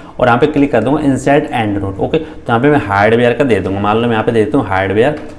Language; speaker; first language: Hindi; native; Hindi